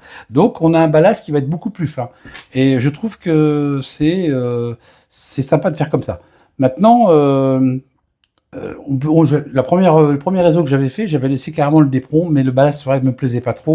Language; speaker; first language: French; native; French